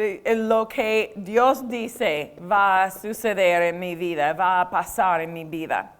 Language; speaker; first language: Spanish; non-native, fluent; English